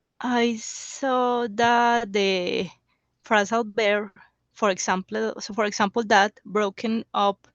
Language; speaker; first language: English; non-native, learner; Spanish